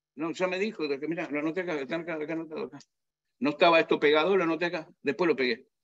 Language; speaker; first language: Spanish; native; Spanish